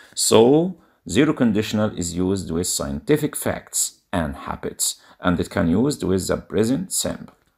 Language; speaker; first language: English; non-native, fluent; Arabic